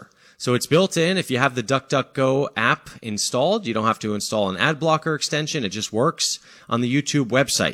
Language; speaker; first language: English; native; English